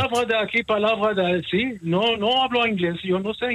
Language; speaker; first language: Spanish; early bilingual, heritage; Ladino